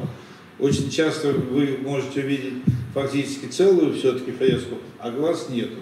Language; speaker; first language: Russian; native; Russian